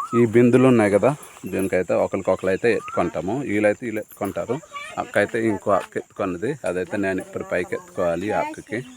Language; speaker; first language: Telugu; native; Telugu